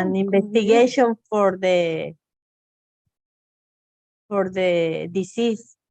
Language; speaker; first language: English; non-native, learner; Spanish